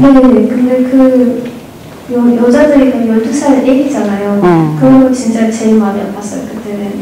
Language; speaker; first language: Korean; non-native, fluent; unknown